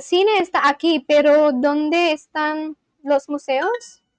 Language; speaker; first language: Spanish; non-native, learner; English